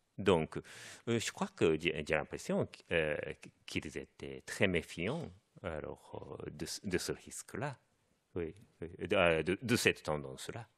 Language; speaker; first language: French; non-native, fluent; Japanese